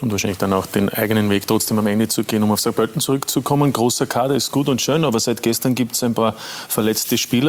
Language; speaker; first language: German; native; German